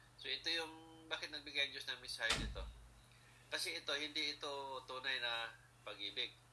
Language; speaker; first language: Filipino; non-native, local second language; Cebuano